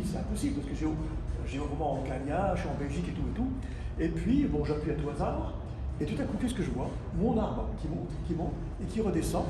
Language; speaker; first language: French; native; French